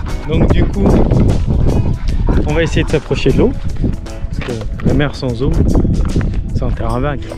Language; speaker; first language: French; native; French